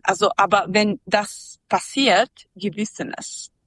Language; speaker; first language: German; non-native, learner; Serbian